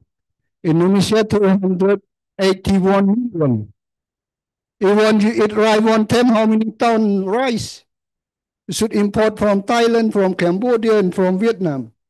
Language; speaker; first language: English; non-native, learner; Khmer